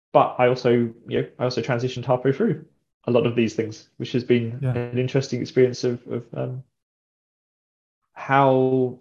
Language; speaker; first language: English; native; English